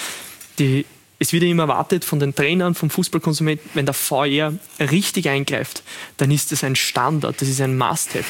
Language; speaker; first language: German; native; German